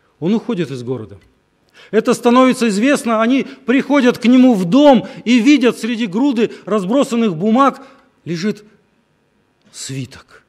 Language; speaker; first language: Russian; native; Russian